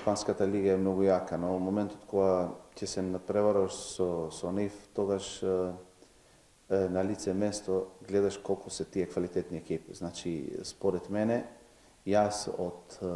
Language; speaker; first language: Macedonian; non-native, local second language; Albanian